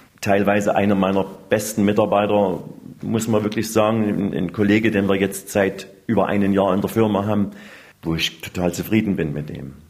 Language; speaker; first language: German; native; German